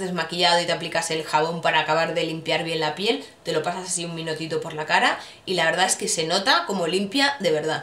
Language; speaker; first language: Spanish; native; Spanish